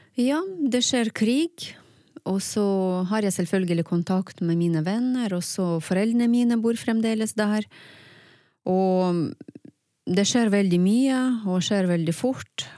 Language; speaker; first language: Norwegian; non-native, fluent; Ukrainian